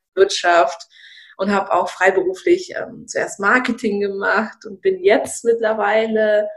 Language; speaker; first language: German; early bilingual, other home language; Russian